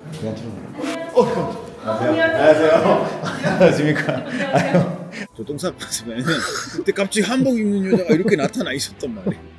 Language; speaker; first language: Korean; non-native, fluent; Spanish